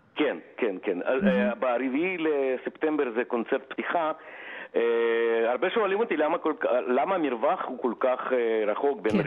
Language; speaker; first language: Hebrew; non-native, fluent; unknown